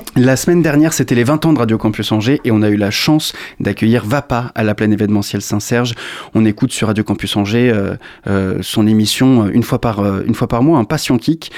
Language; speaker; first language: French; native; French